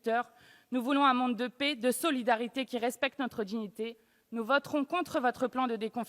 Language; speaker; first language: French; native; French